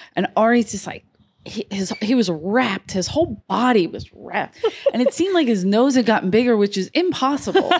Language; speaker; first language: English; native; English